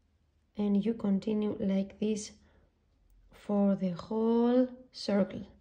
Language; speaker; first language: English; non-native, fluent; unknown